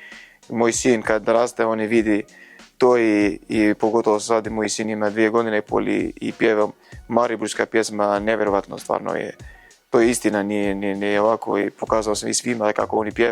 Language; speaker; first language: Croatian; non-native, learner; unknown